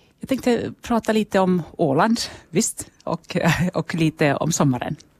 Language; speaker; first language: Swedish; non-native, local second language; Finnish